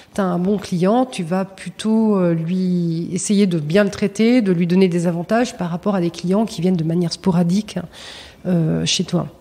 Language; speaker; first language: French; native; French